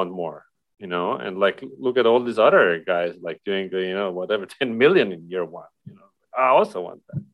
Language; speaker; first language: English; non-native, fluent; Estonian